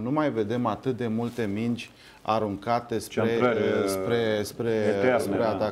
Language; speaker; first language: Romanian; native; Romanian